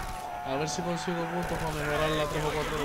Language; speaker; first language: Spanish; native; Spanish